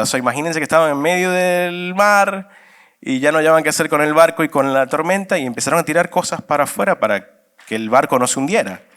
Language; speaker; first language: Spanish; native; Spanish